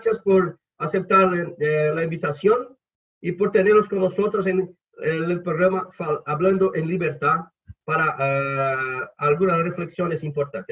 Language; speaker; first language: Spanish; non-native, learner; Portuguese